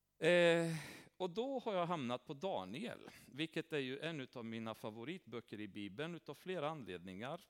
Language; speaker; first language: Swedish; non-native, fluent; Romanian